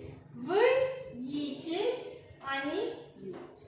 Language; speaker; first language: Russian; non-native, learner; Indonesian